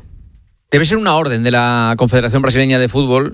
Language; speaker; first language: Spanish; native; Spanish